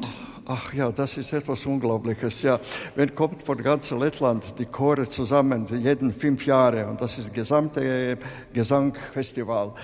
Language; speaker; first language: German; non-native, fluent; Latvian